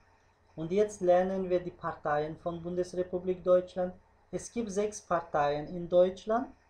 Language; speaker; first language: German; non-native, fluent; Uzbek